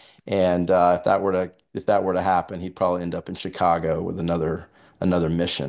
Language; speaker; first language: English; native; English